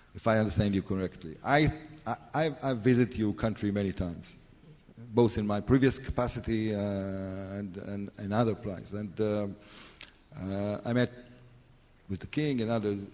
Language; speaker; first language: English; non-native, fluent; Hebrew